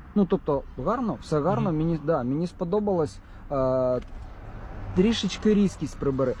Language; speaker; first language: Ukrainian; native; Ukrainian